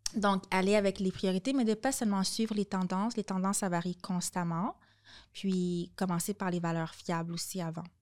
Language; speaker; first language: French; native; French